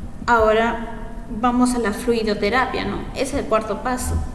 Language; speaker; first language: Spanish; native; Spanish